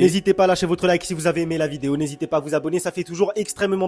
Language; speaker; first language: French; native; French